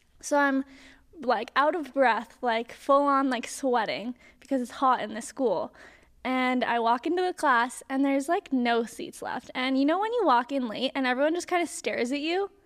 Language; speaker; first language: English; native; English